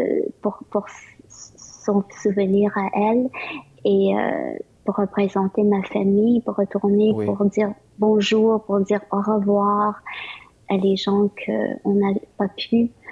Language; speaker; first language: French; early bilingual, other home language; Vietnamese